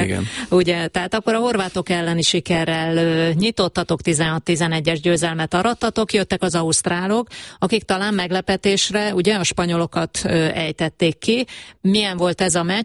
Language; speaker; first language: Hungarian; native; Hungarian